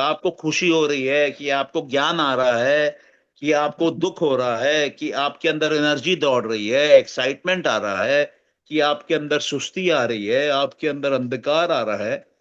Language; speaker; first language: Hindi; native; Hindi